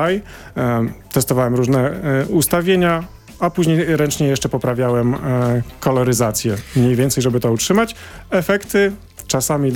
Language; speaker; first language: Polish; native; Polish